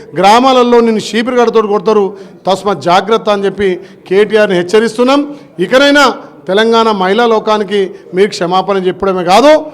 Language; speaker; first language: Telugu; native; Telugu